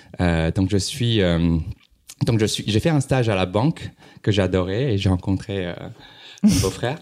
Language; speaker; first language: French; non-native, fluent; Cantonese